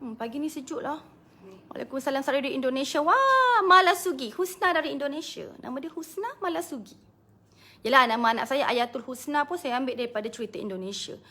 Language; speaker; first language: Malay; native; Malay